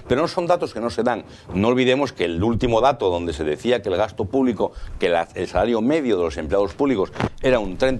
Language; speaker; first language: Spanish; native; Spanish